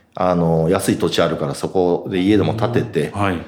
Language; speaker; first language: Japanese; native; Japanese